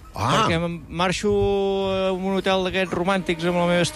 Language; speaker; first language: Catalan; native; Catalan